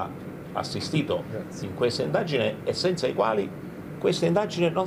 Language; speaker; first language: Italian; native; Italian